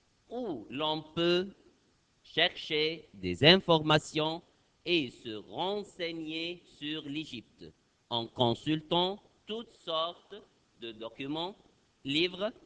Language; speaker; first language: French; non-native, fluent; Arabic